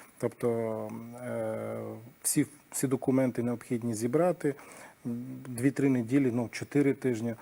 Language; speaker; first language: Ukrainian; non-native, local second language; Romany